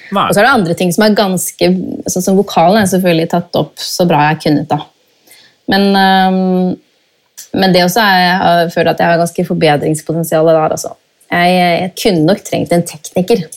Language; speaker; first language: Norwegian; native; Norwegian